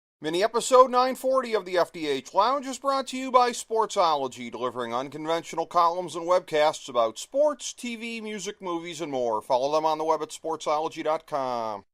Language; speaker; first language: English; native; English